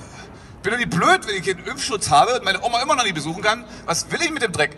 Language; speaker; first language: German; native; German